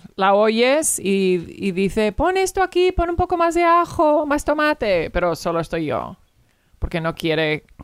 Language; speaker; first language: Spanish; early bilingual, heritage; Spanish